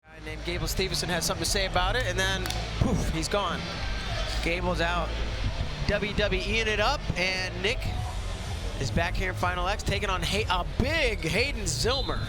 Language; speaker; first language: English; native; English